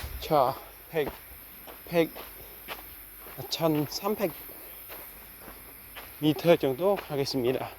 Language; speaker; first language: Korean; non-native, fluent; Khmer